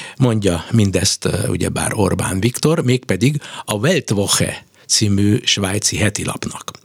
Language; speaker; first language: Hungarian; native; Hungarian